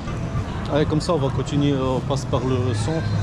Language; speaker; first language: French; early bilingual, other home language; Polish